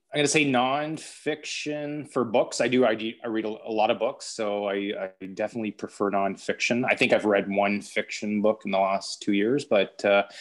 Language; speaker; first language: English; native; English